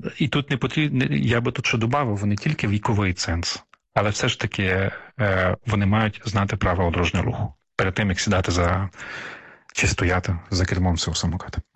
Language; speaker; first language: Ukrainian; native; Ukrainian